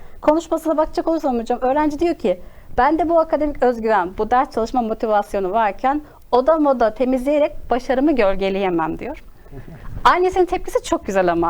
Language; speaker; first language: Turkish; native; Turkish